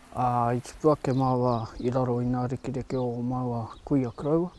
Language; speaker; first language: Māori; native; Māori